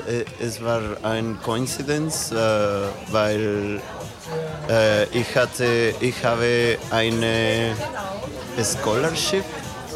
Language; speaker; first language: German; non-native, learner; Spanish